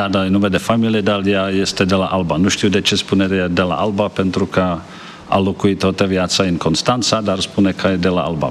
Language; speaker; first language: Romanian; non-native, fluent; Czech